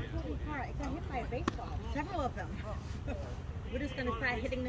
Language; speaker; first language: English; native; English